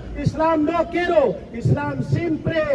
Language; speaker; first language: Spanish; non-native, learner; Urdu